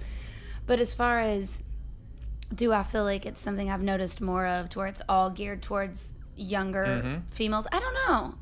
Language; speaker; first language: English; native; English